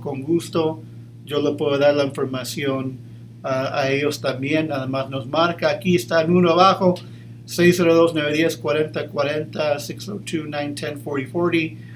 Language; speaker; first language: Spanish; early bilingual, heritage; English